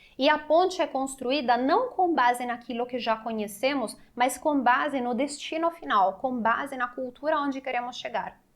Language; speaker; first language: Portuguese; non-native, fluent; Italian